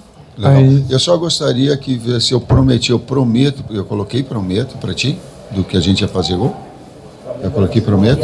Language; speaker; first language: Portuguese; native; Portuguese